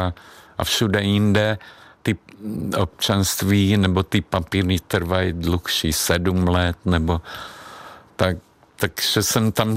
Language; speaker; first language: Czech; non-native, fluent; Hungarian